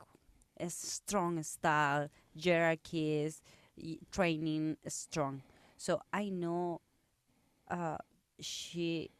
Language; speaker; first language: English; non-native, learner; Spanish